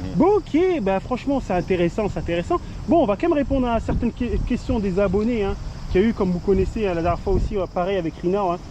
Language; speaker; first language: French; native; French